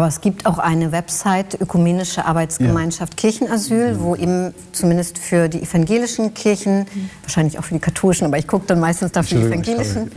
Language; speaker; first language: German; native; German